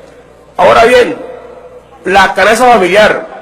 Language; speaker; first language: Spanish; native; Spanish